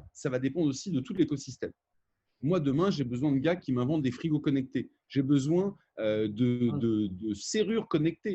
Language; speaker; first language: French; native; French